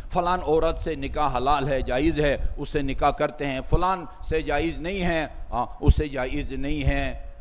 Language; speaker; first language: Urdu; non-native, local second language; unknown